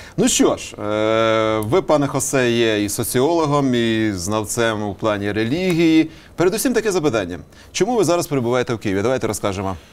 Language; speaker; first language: Ukrainian; native; Ukrainian